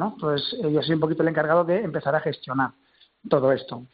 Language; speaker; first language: Spanish; native; Spanish